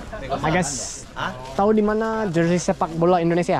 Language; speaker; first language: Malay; non-native, learner; English